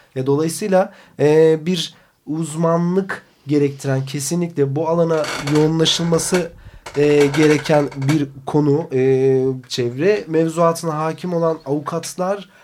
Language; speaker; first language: Turkish; native; Turkish